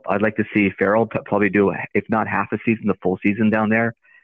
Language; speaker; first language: English; native; English